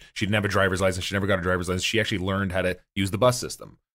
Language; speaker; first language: English; native; English